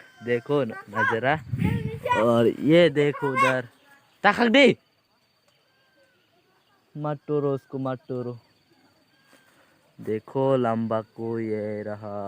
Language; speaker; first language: Hindi; non-native, local second language; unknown